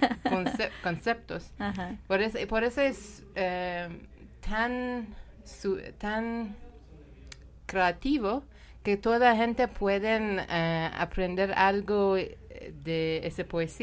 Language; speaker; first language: Spanish; non-native, learner; Persian